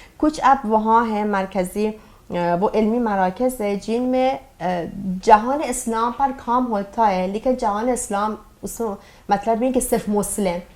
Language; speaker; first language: Urdu; non-native, fluent; Persian